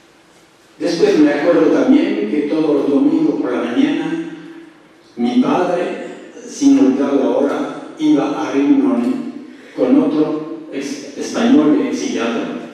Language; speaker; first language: Spanish; early bilingual, heritage; French